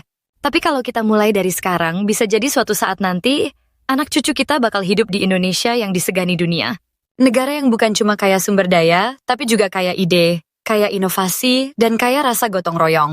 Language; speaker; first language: Indonesian; native; Indonesian